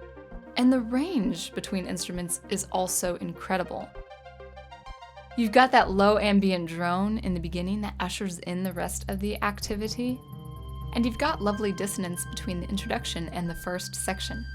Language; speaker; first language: English; native; English